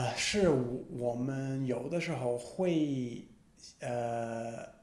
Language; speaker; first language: Chinese; non-native, fluent; English